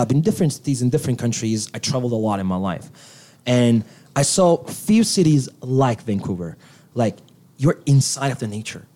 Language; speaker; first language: English; non-native, fluent; Turkish